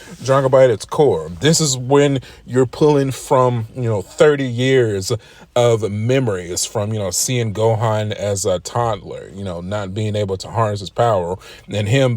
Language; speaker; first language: English; native; English